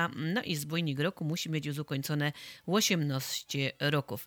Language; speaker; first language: Polish; native; Polish